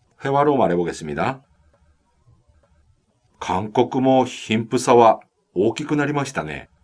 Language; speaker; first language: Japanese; non-native, fluent; Korean